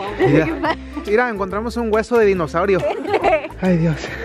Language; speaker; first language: Spanish; early bilingual, other home language; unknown